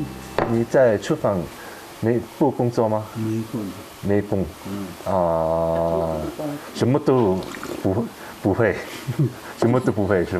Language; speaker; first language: Chinese; non-native, learner; Korean